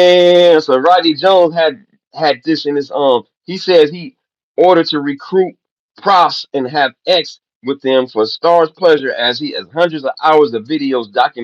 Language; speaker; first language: English; native; English